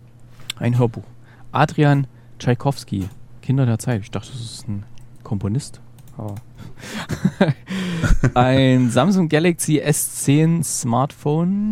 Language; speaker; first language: German; native; German